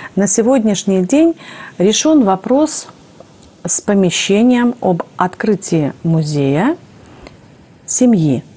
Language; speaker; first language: Russian; native; Russian